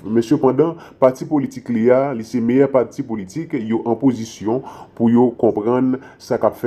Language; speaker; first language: Haitian Creole; native; Haitian Creole